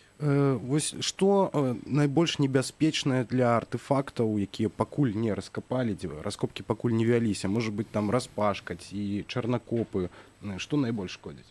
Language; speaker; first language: Belarusian; native; Belarusian